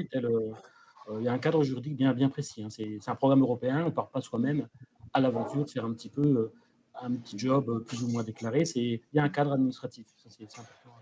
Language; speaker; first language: French; native; French